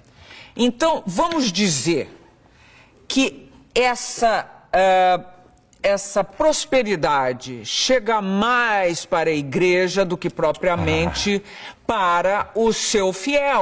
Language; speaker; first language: Portuguese; native; Portuguese